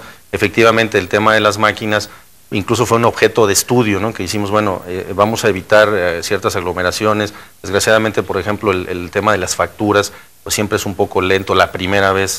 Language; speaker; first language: Spanish; native; Spanish